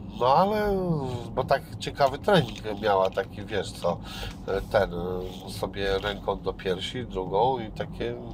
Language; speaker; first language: Polish; native; Polish